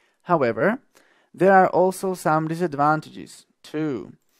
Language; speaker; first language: English; non-native, fluent; Slovak